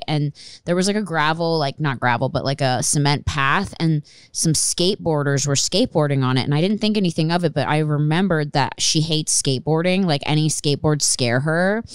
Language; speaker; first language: English; native; English